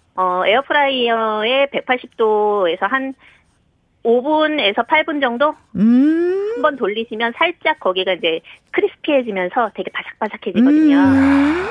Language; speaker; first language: Korean; native; Korean